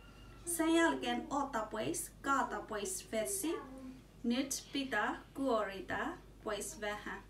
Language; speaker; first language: Finnish; non-native, learner; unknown